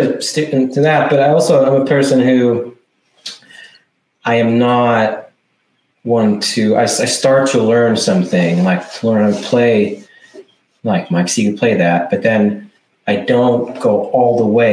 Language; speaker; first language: English; non-native, fluent; Swedish